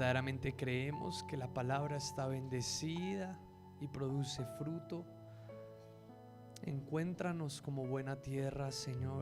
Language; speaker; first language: Spanish; native; Spanish